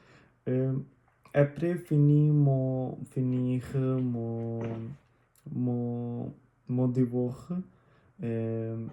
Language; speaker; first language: French; non-native, learner; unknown